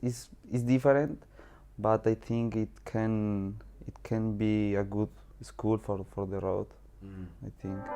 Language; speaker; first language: English; non-native, learner; Spanish